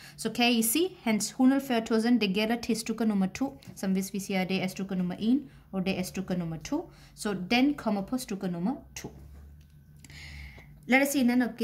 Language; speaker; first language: Danish; non-native, fluent; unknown